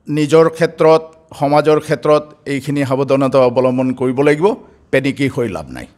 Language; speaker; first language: Assamese; non-native, local second language; Bangla